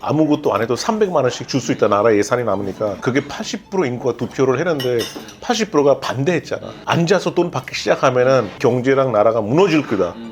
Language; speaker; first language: Korean; non-native, fluent; Hindi